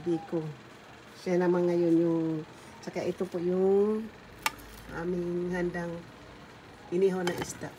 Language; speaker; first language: Filipino; non-native, local second language; Cebuano